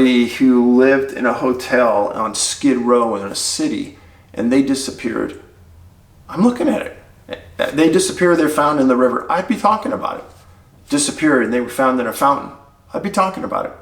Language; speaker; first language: English; native; English